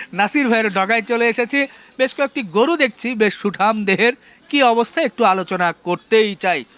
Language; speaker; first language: Bangla; native; Bangla